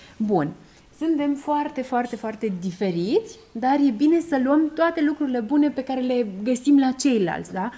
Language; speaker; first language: Romanian; native; Romanian